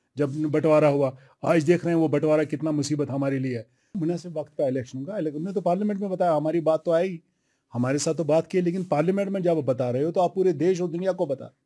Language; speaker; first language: Hindi; non-native, local second language; Kashmiri